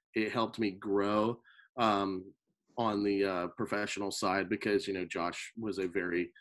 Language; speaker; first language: English; native; English